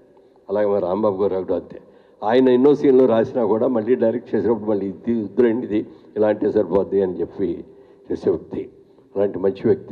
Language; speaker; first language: Telugu; native; Telugu